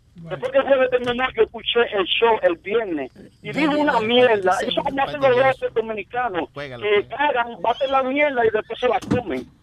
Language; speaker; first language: Spanish; native; Spanish